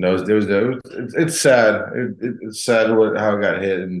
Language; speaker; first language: English; native; English